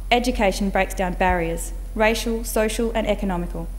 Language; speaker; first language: English; native; English